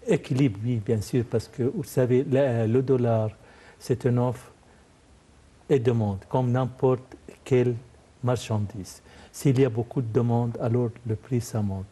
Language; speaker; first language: French; non-native, fluent; Arabic